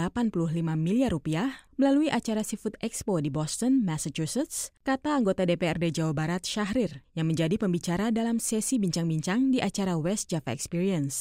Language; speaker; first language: Indonesian; native; Indonesian